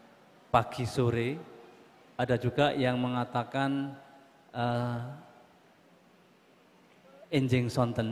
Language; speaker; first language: Indonesian; native; Indonesian